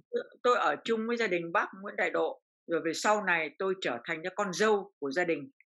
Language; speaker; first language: Vietnamese; native; Vietnamese